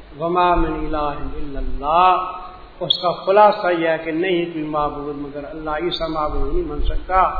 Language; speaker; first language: Urdu; native; Urdu